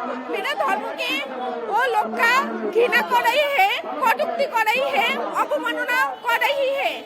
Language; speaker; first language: Hindi; non-native, local second language; Bangla